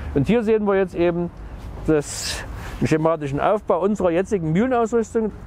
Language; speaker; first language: German; native; German